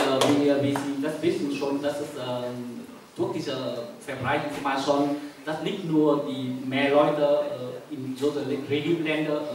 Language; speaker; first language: German; non-native, learner; Vietnamese